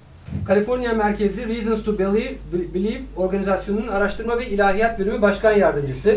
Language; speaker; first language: Turkish; native; Turkish